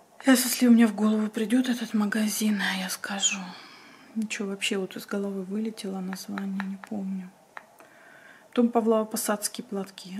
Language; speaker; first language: Russian; native; Russian